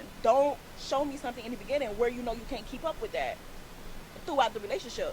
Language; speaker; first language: English; native; English